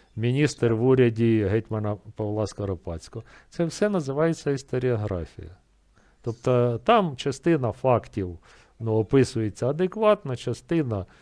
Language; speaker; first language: Ukrainian; native; Ukrainian